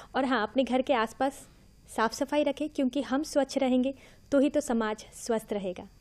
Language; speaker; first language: Hindi; non-native, local second language; Bangla